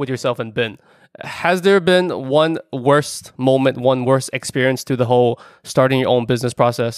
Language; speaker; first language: English; native; English